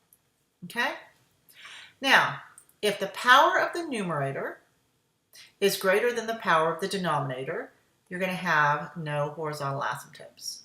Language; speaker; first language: English; native; English